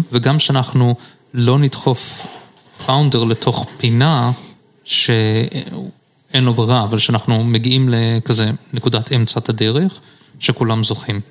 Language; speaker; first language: Hebrew; early bilingual, heritage; Hebrew